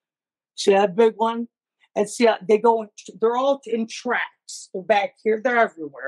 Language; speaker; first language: English; native; English